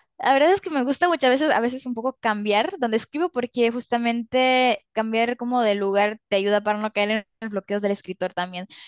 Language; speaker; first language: Spanish; early bilingual, other home language; Italian